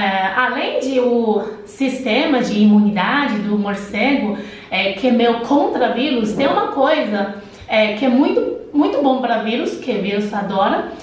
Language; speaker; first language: Portuguese; non-native, fluent; Chinese